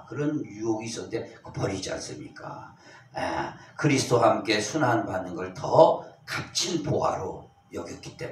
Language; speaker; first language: Korean; native; Korean